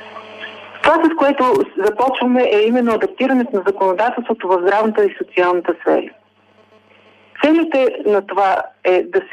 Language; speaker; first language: Bulgarian; native; Bulgarian